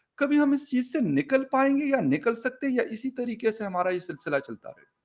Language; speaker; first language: Urdu; non-native, local second language; Pashto